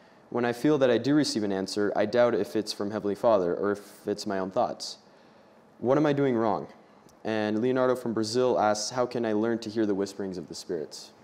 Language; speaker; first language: English; native; English